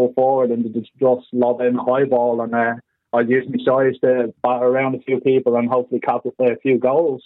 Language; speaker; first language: English; native; English